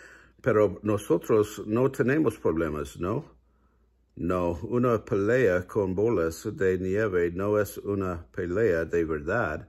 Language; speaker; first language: Spanish; non-native, learner; English